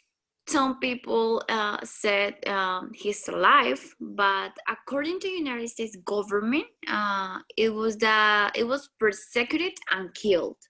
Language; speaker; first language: English; non-native, learner; Spanish